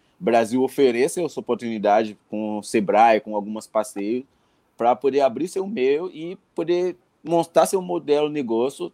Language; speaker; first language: Portuguese; non-native, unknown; Haitian Creole